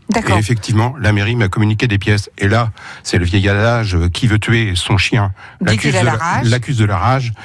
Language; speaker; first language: French; native; French